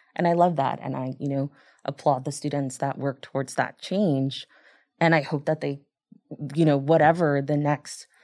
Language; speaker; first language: English; early bilingual, other home language; Spanish